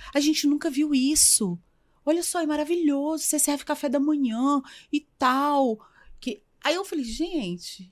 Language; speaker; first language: Portuguese; native; Portuguese